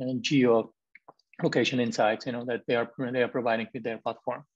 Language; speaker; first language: English; non-native, fluent; Czech